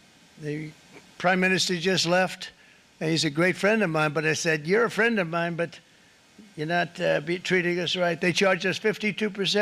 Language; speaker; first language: English; native; English